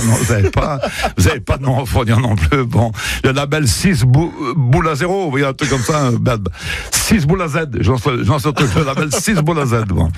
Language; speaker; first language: French; native; French